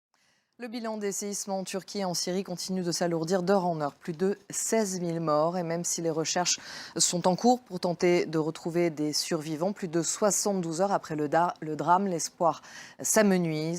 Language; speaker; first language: French; native; French